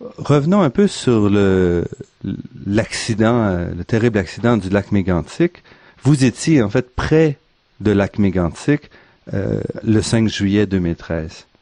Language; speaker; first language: French; native; French